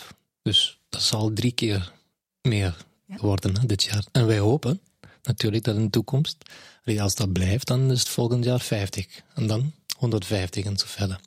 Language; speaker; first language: Dutch; non-native, fluent; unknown